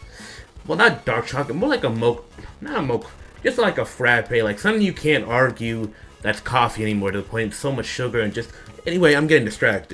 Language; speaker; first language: English; native; English